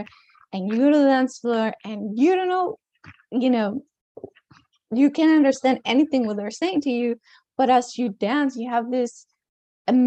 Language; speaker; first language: English; non-native, fluent; Spanish